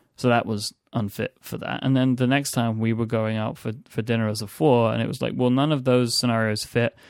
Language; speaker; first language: English; native; English